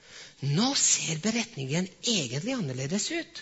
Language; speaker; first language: Norwegian; non-native, fluent; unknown